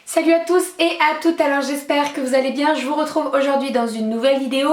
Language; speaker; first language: French; native; French